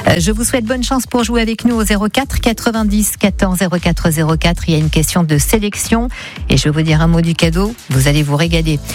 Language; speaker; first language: French; native; French